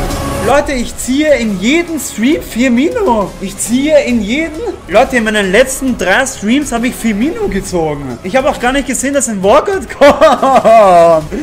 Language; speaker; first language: German; native; German